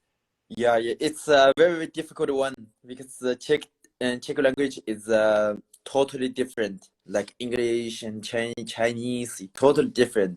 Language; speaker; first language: English; non-native, learner; Chinese